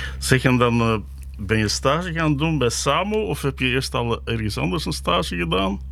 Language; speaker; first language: Dutch; native; Dutch